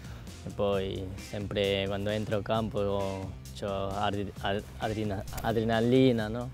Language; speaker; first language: Italian; non-native, learner; Korean